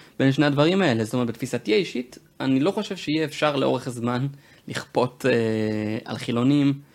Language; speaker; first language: Hebrew; native; Hebrew